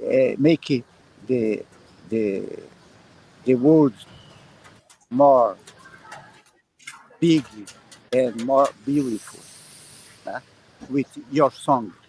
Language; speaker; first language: English; non-native, learner; Portuguese